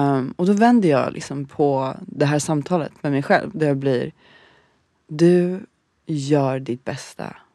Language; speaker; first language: Swedish; early bilingual, other home language; Bosnian